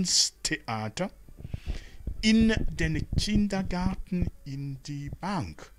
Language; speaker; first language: German; non-native, learner; Rundi